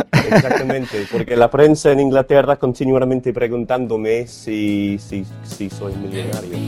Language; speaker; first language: Spanish; non-native, fluent; English